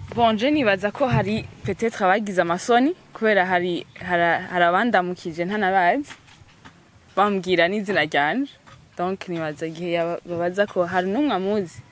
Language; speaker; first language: Rundi; early bilingual, heritage; Rundi